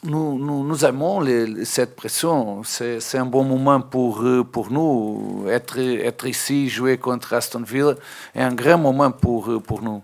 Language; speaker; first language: French; non-native, fluent; Portuguese